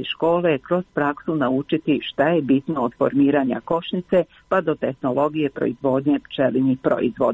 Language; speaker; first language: Croatian; native; Croatian